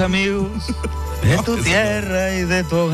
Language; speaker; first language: Spanish; native; Spanish